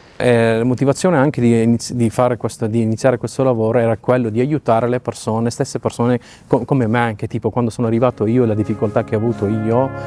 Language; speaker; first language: Italian; non-native, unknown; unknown